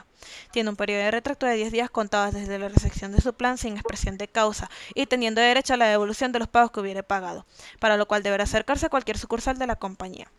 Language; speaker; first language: Spanish; native; Spanish